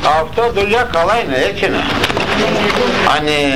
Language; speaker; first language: Greek; non-native, local second language; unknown